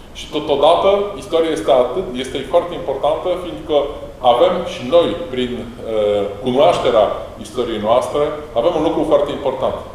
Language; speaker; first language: Romanian; non-native, fluent; Polish